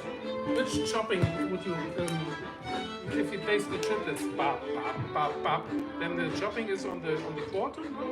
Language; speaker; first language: English; non-native, learner; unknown